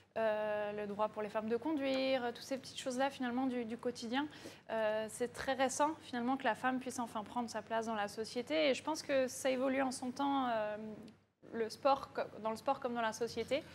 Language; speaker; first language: French; native; French